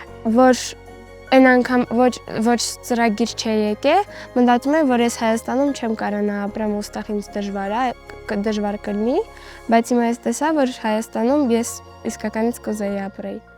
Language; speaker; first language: Armenian; early bilingual, heritage; Armenian